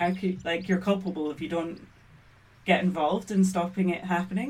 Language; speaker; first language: English; native; English